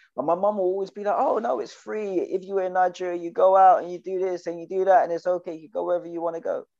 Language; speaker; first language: English; native; English